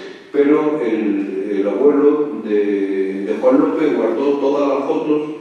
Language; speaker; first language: Spanish; native; Spanish